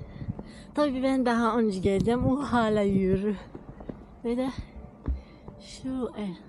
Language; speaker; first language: Turkish; non-native, learner; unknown